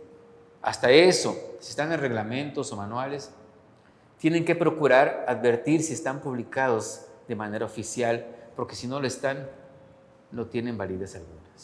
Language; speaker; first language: Spanish; native; Spanish